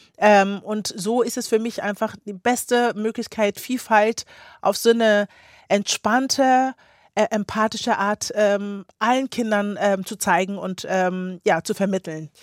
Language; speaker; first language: German; early bilingual, other home language; Akan